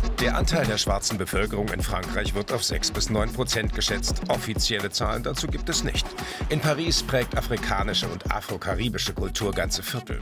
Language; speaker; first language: German; native; German